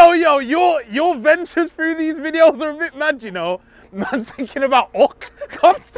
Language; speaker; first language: English; native; English